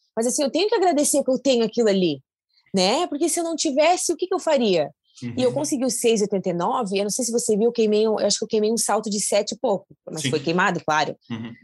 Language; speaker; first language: Portuguese; native; Portuguese